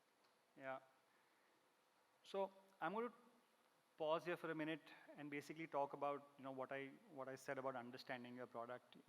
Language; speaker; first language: English; non-native, local second language; Hindi